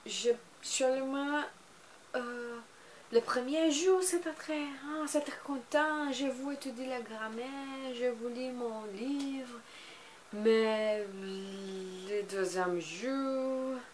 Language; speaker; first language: French; non-native, learner; Portuguese